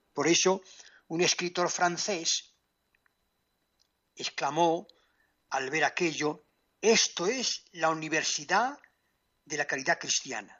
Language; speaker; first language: Spanish; native; Spanish